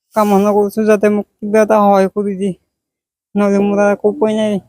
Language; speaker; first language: Assamese; native; Assamese